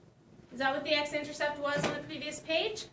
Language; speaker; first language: English; native; English